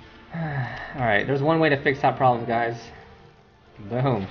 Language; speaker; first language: English; native; English